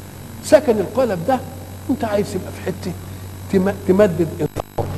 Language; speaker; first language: Arabic; native; Arabic